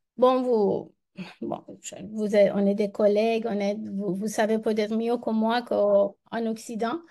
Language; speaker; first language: French; non-native, fluent; Persian